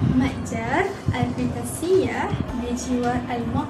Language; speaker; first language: Arabic; non-native, learner; Malay